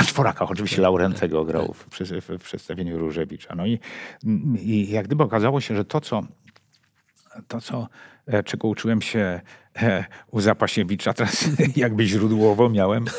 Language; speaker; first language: Polish; native; Polish